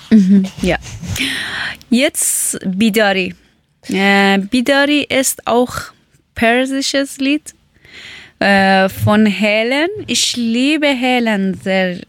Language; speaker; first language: German; non-native, learner; Persian